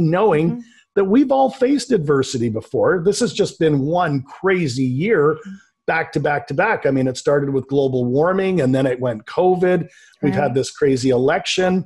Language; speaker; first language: English; native; English